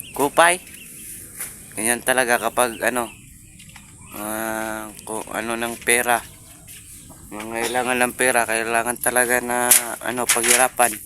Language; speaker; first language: Filipino; non-native, local second language; Cebuano